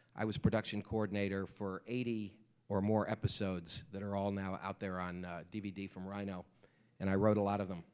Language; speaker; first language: English; native; English